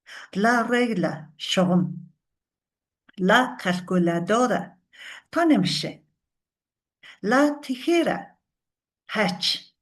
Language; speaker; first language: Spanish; non-native, fluent; Mongolian